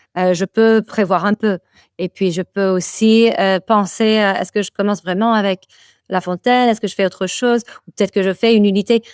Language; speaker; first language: French; non-native, fluent; English